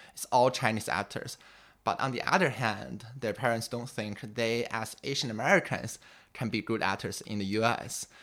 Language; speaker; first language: English; non-native, fluent; Chinese